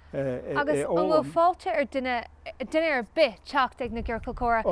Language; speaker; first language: Irish; non-native, local second language; English